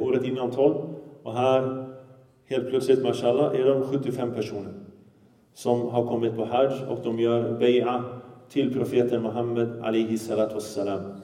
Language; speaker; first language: Swedish; early bilingual, other home language; Arabic